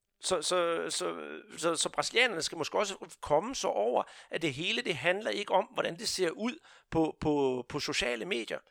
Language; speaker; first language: Danish; non-native, fluent; Portuguese